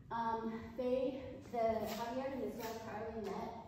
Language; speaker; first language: English; native; English